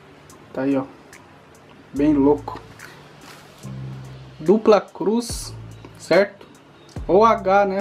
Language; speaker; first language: Portuguese; native; Portuguese